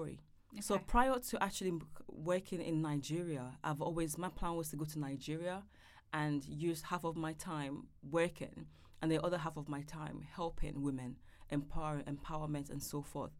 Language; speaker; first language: English; non-native, local second language; Yoruba